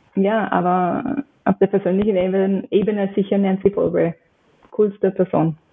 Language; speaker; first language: German; non-native, fluent; English